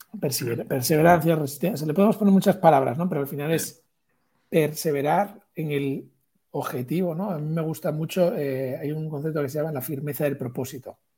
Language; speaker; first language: Spanish; native; Spanish